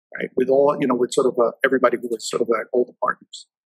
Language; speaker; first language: English; native; English